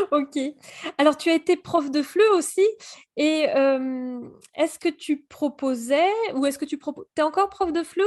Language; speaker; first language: French; native; French